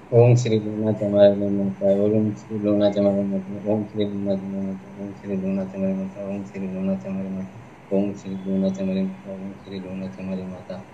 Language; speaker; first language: Hindi; non-native, local second language; Odia